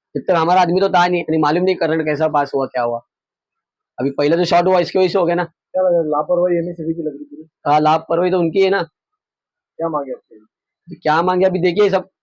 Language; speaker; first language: Hindi; non-native, local second language; Marathi